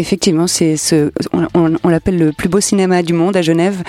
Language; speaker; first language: French; native; French